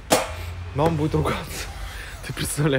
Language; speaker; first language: Russian; native; Russian